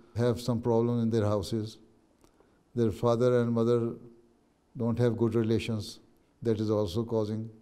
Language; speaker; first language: English; non-native, local second language; Urdu